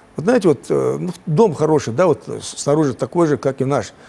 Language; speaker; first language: Russian; non-native, local second language; Chechen